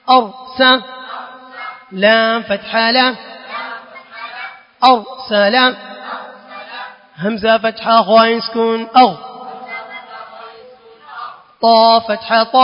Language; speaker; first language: Arabic; non-native, learner; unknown